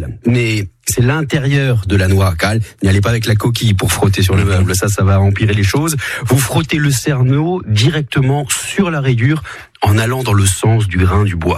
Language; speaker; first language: French; native; French